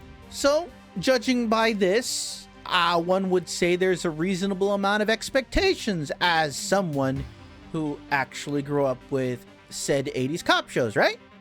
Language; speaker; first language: English; native; English